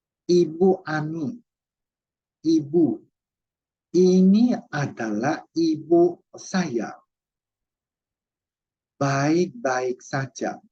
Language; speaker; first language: Indonesian; non-native, fluent; Chinese